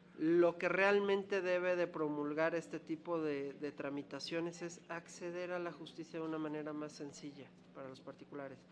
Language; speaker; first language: Spanish; native; Spanish